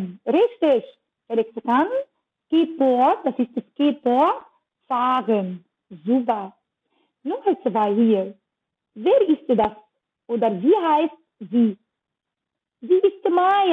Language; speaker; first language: German; non-native, learner; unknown